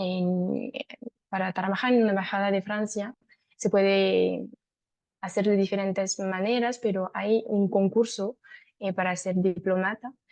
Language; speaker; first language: Spanish; non-native, fluent; French